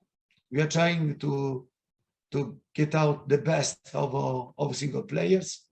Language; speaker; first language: English; non-native, fluent; Italian